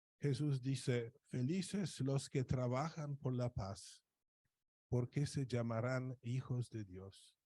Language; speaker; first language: Spanish; non-native, fluent; Polish